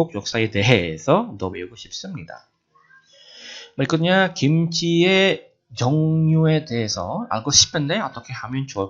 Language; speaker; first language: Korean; non-native, fluent; Indonesian